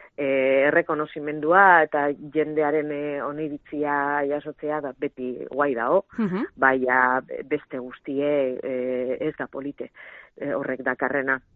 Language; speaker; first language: Basque; non-native, local second language; Spanish